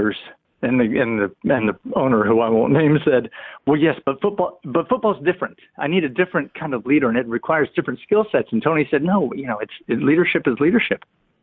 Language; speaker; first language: English; native; English